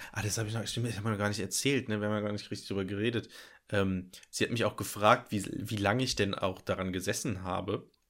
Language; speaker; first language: German; native; German